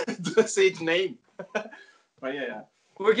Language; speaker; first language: English; non-native, learner; Italian